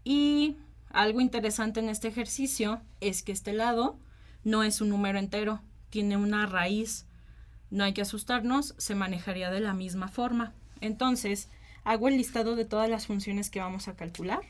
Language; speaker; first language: Spanish; native; Spanish